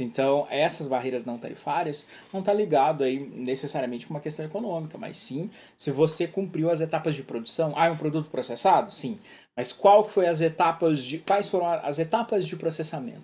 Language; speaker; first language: Portuguese; native; Portuguese